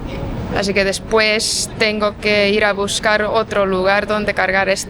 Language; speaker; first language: Spanish; non-native, fluent; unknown